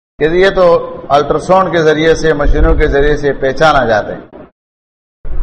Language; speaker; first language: Urdu; non-native, local second language; Pashto